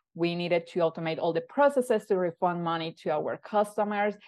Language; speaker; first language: English; non-native, fluent; Spanish